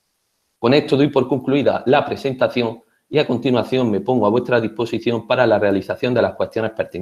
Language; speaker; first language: Spanish; native; Spanish